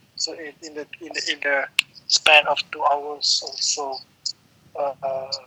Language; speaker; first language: English; non-native, local second language; Malay